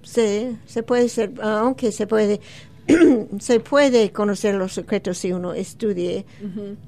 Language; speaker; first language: Spanish; non-native, fluent; English